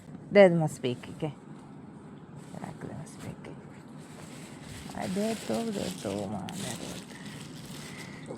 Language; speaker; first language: Hebrew; non-native, learner; Malayalam